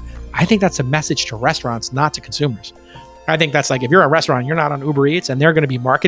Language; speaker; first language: English; native; English